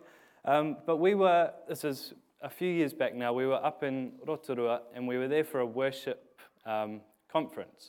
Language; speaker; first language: English; native; English